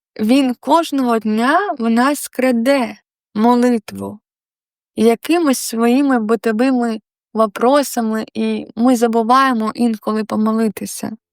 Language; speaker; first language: Ukrainian; non-native, local second language; Russian